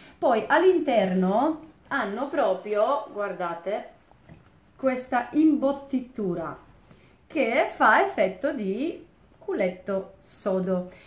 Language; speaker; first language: Italian; non-native, fluent; Polish